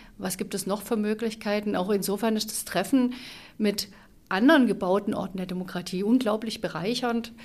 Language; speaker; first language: German; native; German